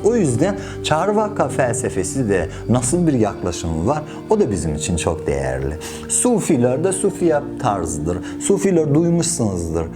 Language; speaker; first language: Turkish; non-native, fluent; Persian